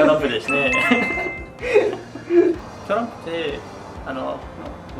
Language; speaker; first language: Japanese; non-native, fluent; English